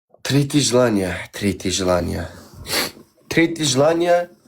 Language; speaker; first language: Russian; non-native, learner; Turkmen